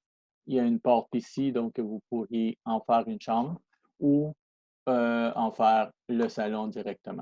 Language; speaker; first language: French; non-native, fluent; Spanish